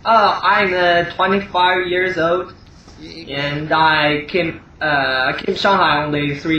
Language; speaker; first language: English; non-native, learner; Chinese